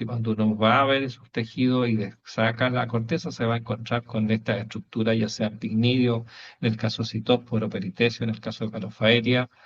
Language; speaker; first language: Spanish; native; Spanish